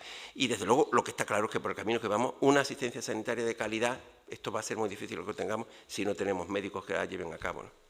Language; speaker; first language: Spanish; native; Spanish